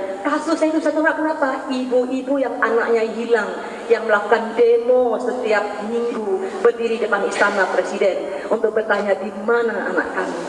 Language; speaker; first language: Indonesian; native; Indonesian